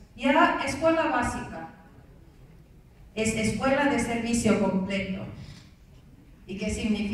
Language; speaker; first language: Spanish; non-native, fluent; Finnish